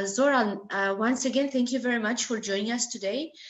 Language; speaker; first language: English; non-native, fluent; Georgian